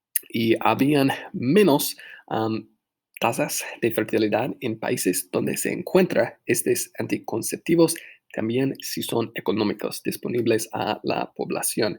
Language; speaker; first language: Spanish; non-native, fluent; English